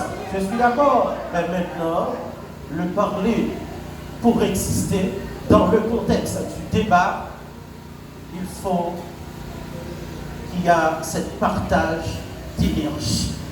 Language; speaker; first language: French; non-native, local second language; Haitian Creole